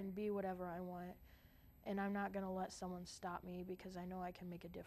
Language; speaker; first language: English; native; English